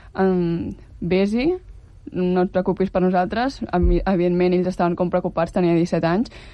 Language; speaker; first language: Catalan; native; Catalan